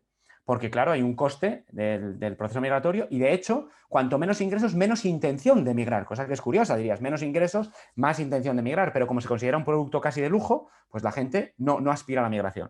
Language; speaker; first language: Spanish; native; Spanish